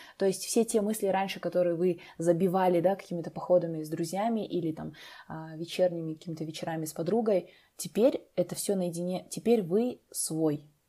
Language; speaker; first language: Russian; native; Russian